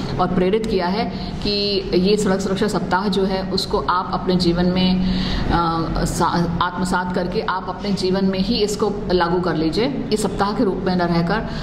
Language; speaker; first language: Hindi; native; Hindi